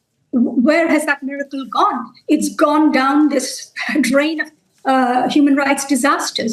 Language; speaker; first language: English; non-native, local second language; Bangla